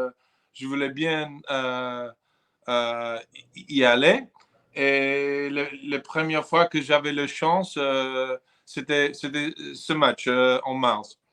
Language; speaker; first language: French; non-native, fluent; English